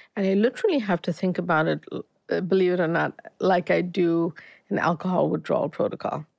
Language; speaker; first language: English; native; English